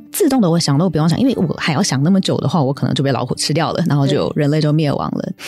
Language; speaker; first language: Chinese; early bilingual, heritage; Chinese